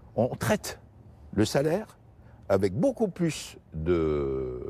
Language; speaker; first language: French; non-native, local second language; Portuguese